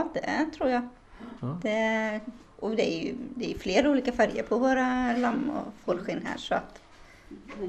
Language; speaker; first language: Swedish; native; Swedish